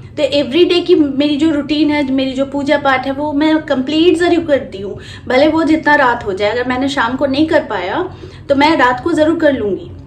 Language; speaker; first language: Hindi; non-native, local second language; Bangla